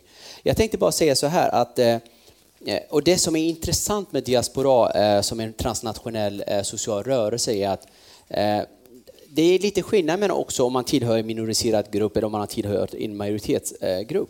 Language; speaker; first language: Swedish; non-native, fluent; Kurdish